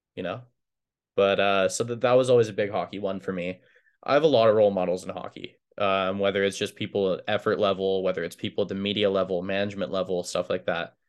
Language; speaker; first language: English; native; English